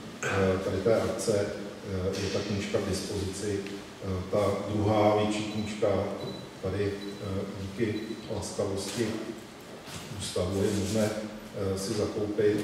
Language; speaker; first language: Czech; native; Czech